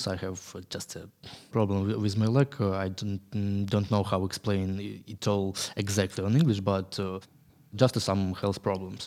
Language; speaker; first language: English; non-native, learner; Ukrainian